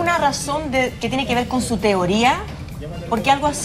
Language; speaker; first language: Spanish; native; Spanish